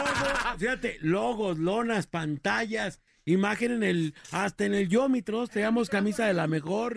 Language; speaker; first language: Spanish; native; Spanish